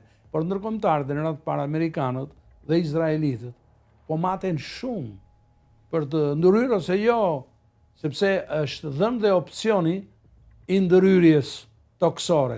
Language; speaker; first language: Albanian; native; Albanian